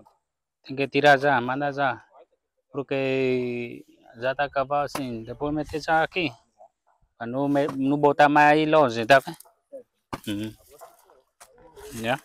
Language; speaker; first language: Portuguese; non-native, learner; Vietnamese